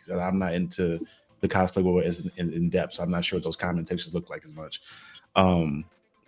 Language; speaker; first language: English; native; English